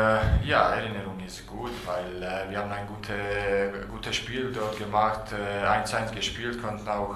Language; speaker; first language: German; non-native, fluent; Bosnian